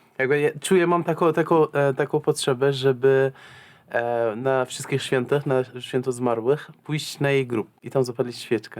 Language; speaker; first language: Polish; non-native, fluent; Persian